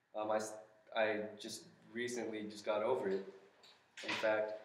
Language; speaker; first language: English; native; English